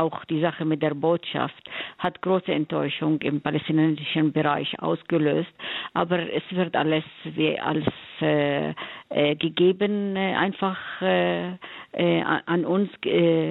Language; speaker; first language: German; non-native, fluent; Arabic